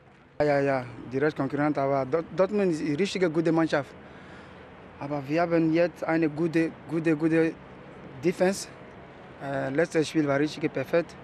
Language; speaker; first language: German; non-native, learner; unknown